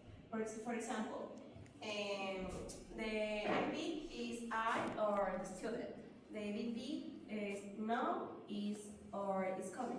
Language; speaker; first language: English; non-native, learner; Spanish